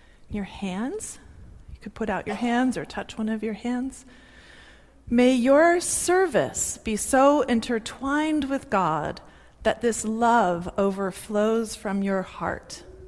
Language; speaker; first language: English; native; English